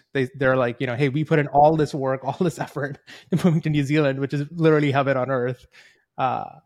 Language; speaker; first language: English; early bilingual, other home language; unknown